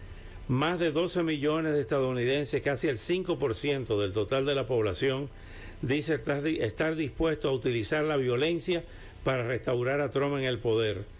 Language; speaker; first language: Spanish; native; Spanish